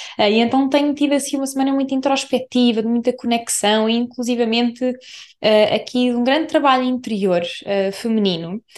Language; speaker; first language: Portuguese; native; Portuguese